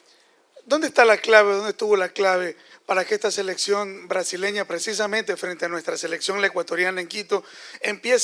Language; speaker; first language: Spanish; native; Spanish